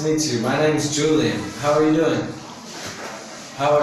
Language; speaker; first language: English; non-native, learner; Vietnamese